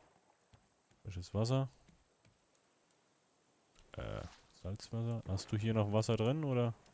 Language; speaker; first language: German; native; German